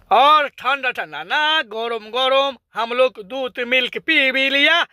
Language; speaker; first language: Hindi; non-native, local second language; Bangla